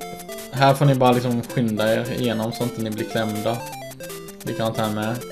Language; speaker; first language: Swedish; native; Swedish